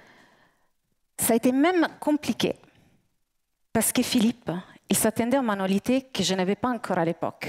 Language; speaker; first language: French; native; French